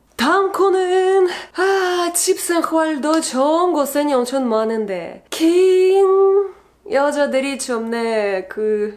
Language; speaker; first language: Korean; non-native, learner; Russian